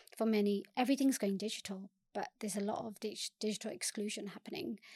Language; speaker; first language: English; native; English